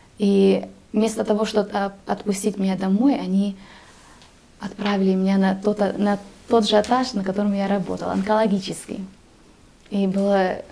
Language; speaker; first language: Russian; early bilingual, heritage; Russian